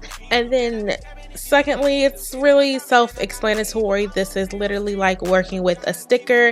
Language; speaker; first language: English; native; English